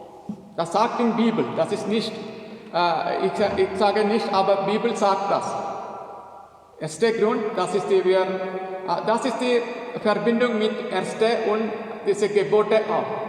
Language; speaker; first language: German; non-native, learner; Malayalam